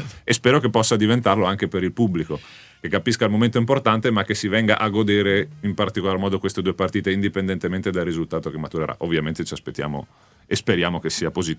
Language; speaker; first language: Italian; native; Italian